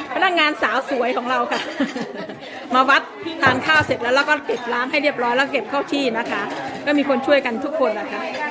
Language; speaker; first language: Thai; native; Thai